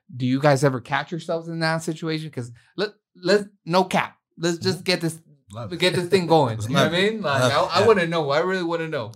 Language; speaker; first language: English; native; English